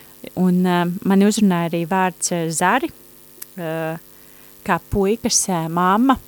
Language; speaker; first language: Latvian; native; Latvian